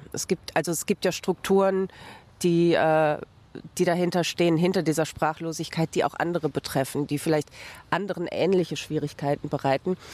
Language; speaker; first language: German; native; German